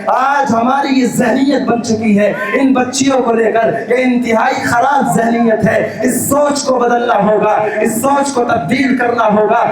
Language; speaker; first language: Urdu; native; Urdu